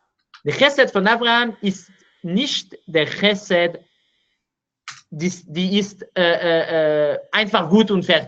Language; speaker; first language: German; non-native, learner; Hebrew